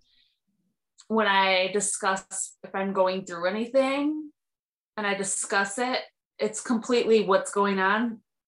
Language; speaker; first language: English; native; English